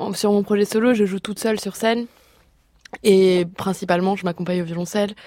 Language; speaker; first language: French; early bilingual, other home language; Portuguese